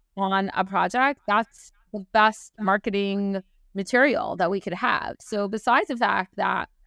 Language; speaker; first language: English; native; English